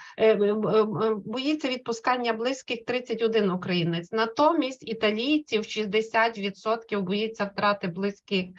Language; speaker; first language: Ukrainian; native; Ukrainian